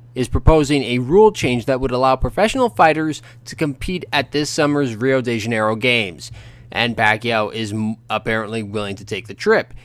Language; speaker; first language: English; native; English